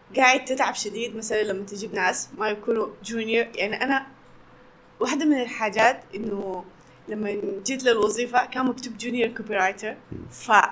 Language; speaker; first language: Arabic; native; Arabic